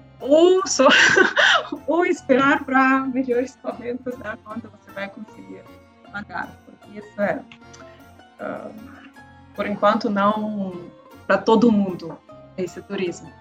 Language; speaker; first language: Portuguese; non-native, learner; Russian